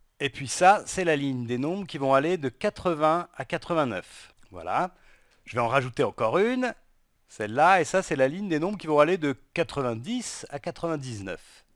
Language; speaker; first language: French; native; French